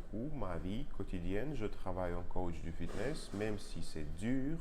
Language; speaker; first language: French; non-native, learner; Russian